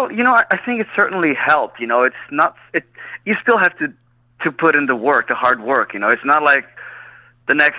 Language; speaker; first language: English; non-native, fluent; Greek